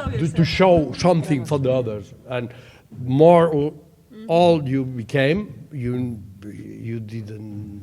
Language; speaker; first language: English; non-native, learner; Catalan